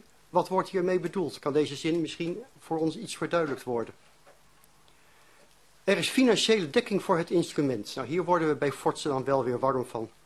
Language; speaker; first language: Dutch; native; Dutch